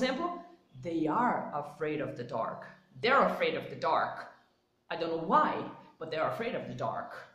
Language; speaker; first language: English; non-native, fluent; Portuguese